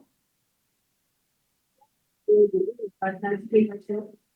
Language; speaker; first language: Japanese; non-native, learner; Indonesian